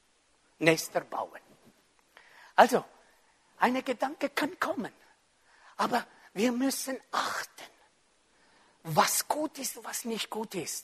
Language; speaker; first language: German; non-native, fluent; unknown